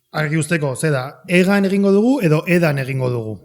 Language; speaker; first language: Basque; native; Basque